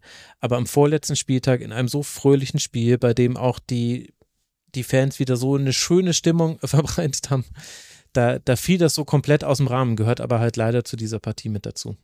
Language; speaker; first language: German; native; German